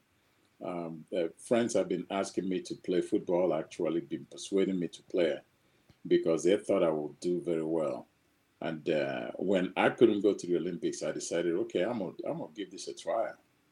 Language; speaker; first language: English; non-native, local second language; Igbo